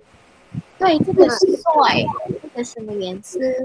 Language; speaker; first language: Chinese; non-native, learner; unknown